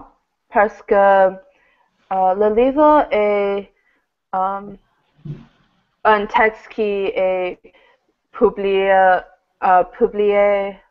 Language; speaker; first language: French; non-native, learner; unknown